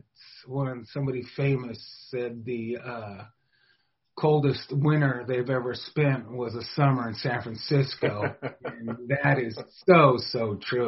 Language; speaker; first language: English; native; English